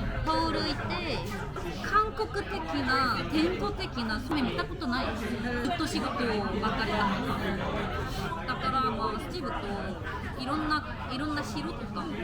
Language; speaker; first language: Japanese; non-native, fluent; Korean